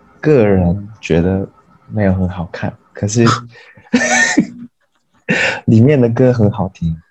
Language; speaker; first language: Chinese; non-native, learner; Japanese